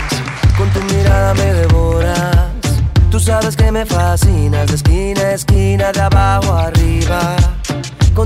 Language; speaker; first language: Spanish; native; Spanish